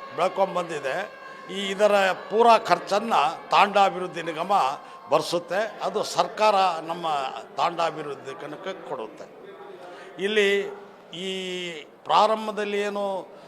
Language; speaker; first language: Kannada; non-native, local second language; Lambadi